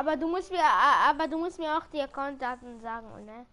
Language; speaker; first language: German; early bilingual, other home language; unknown